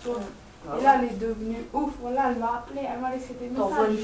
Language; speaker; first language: French; native; French